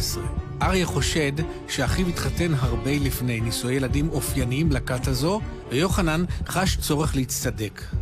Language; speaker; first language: Hebrew; native; Hebrew